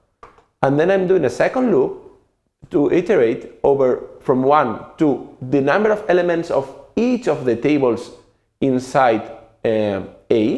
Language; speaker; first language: English; non-native, fluent; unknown